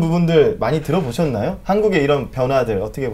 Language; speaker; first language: Korean; native; Korean